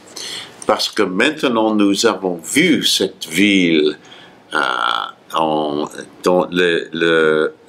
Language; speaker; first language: French; non-native, fluent; English